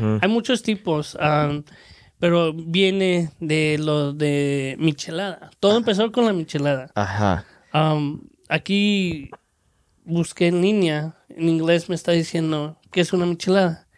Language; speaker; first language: Spanish; early bilingual, heritage; Spanish